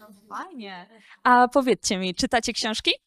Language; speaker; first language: Polish; native; Polish